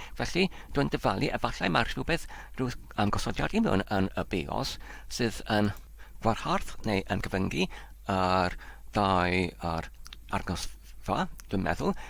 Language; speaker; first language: Welsh; non-native, local second language; English